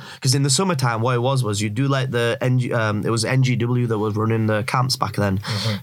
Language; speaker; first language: English; early bilingual, other home language; Urdu